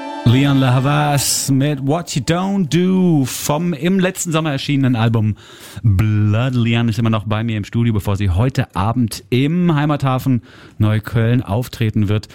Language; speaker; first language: German; native; German